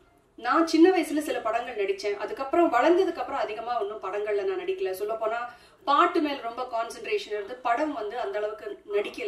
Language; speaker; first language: Tamil; native; Tamil